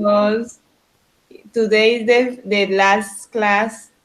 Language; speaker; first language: English; non-native, learner; Spanish